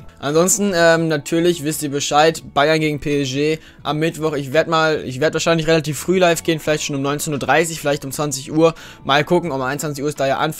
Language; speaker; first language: German; native; German